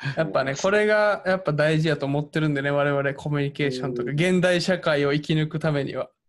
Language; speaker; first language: Japanese; native; Japanese